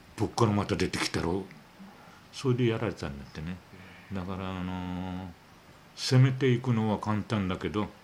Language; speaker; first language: Japanese; native; Japanese